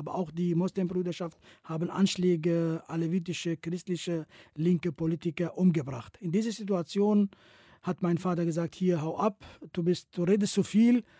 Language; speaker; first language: German; non-native, fluent; Kurdish